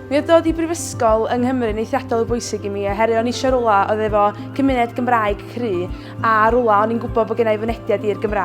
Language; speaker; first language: Welsh; native; Welsh